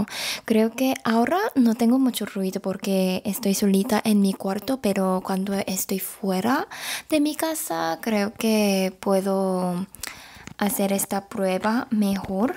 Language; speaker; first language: Spanish; non-native, fluent; Korean